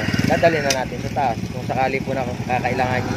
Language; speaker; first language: Filipino; native; Filipino